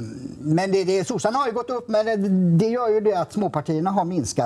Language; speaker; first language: Swedish; native; Swedish